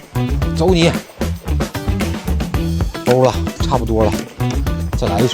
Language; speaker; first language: Chinese; native; Chinese